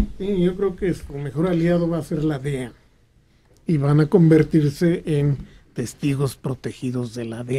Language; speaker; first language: Spanish; native; Spanish